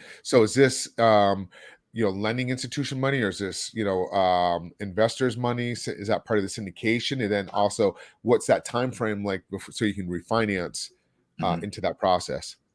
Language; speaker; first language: English; native; English